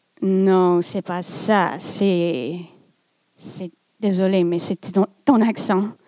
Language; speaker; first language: French; non-native, fluent; English